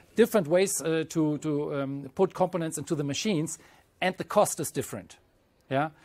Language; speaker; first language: English; non-native, fluent; German